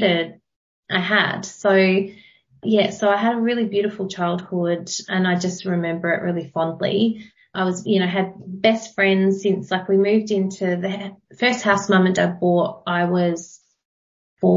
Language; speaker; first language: English; native; English